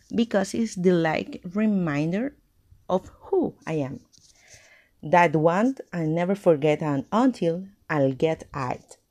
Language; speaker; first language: English; non-native, learner; Spanish